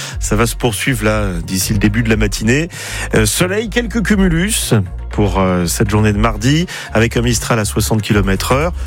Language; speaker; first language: French; native; French